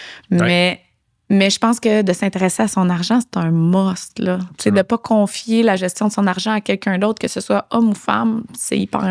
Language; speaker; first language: French; native; French